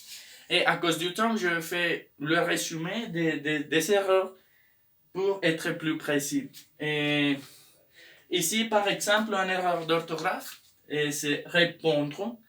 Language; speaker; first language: French; non-native, learner; Spanish